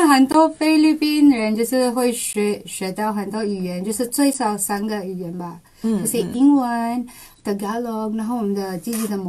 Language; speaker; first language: Chinese; non-native, local second language; Cebuano